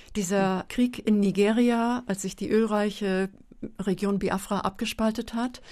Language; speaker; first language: German; native; German